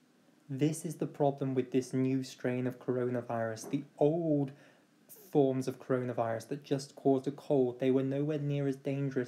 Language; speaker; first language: English; native; English